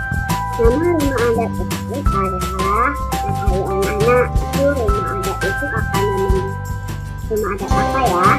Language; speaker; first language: Indonesian; native; Indonesian